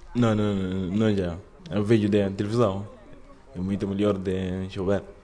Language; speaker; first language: Portuguese; non-native, learner; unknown